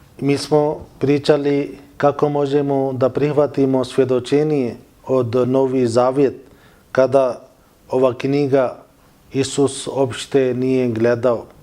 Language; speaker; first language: Bosnian; non-native, learner; Urdu